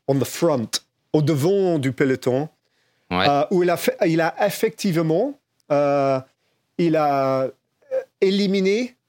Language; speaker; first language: French; non-native, fluent; English